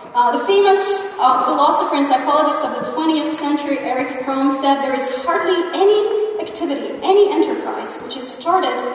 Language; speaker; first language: English; non-native, fluent; Russian